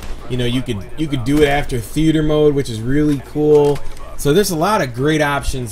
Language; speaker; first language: English; native; English